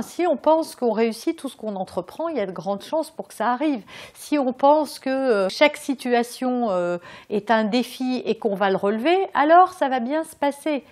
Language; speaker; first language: French; native; French